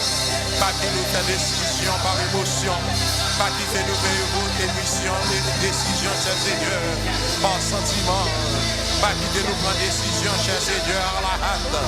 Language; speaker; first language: French; non-native, local second language; Haitian Creole